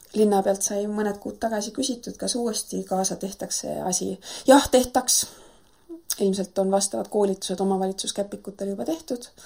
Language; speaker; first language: Estonian; native; Estonian